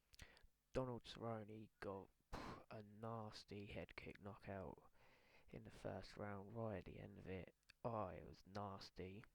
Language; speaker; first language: English; native; English